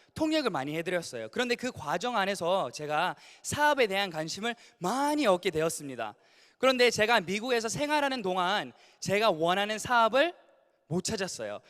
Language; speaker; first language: Korean; early bilingual, heritage; English